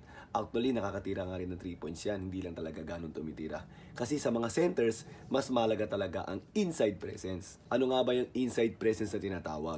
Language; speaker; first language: Filipino; native; Filipino